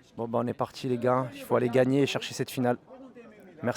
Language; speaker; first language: French; native; French